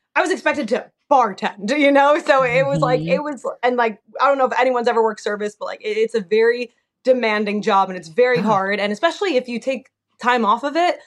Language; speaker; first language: English; native; English